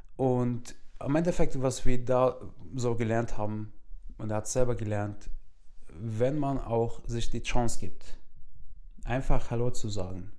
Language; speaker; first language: German; non-native, fluent; Arabic